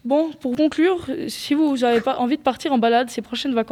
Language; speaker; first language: French; native; French